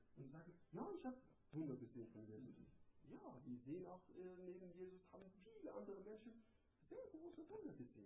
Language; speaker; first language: German; non-native, learner; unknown